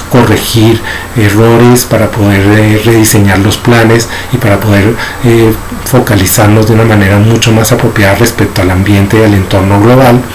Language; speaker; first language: Spanish; native; Spanish